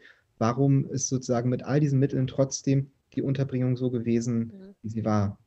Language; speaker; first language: German; native; German